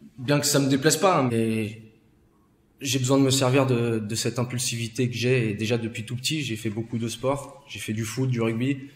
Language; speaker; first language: French; native; French